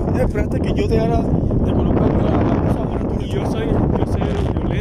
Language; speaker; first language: Spanish; native; Spanish